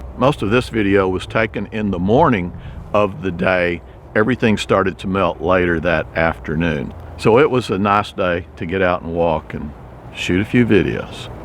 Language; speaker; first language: English; native; English